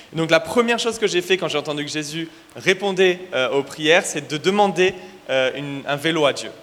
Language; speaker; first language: French; native; French